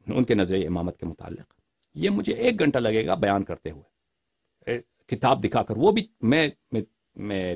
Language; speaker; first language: Urdu; non-native, fluent; Persian